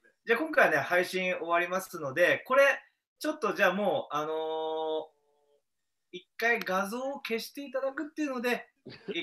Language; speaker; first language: Japanese; native; Japanese